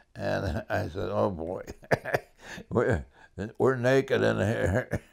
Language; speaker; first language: English; native; English